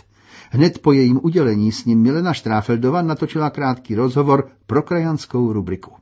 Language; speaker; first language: Czech; native; Czech